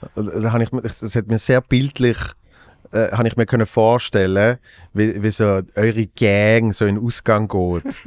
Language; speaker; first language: German; native; German